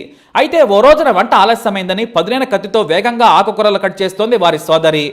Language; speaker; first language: Telugu; native; Telugu